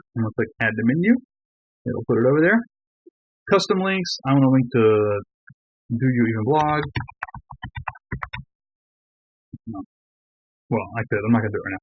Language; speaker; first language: English; native; English